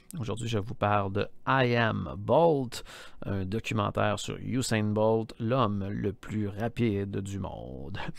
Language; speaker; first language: French; native; French